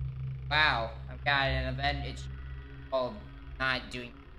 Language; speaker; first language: English; native; English